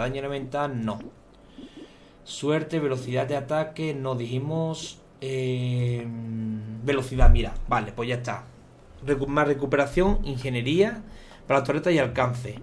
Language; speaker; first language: Spanish; native; Spanish